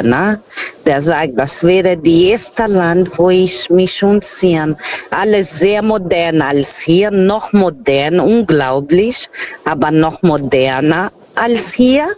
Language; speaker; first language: German; non-native, fluent; Portuguese